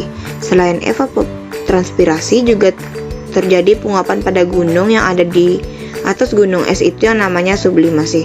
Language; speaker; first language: Indonesian; native; Indonesian